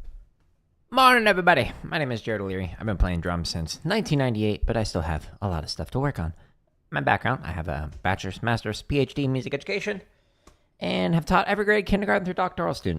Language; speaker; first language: English; native; English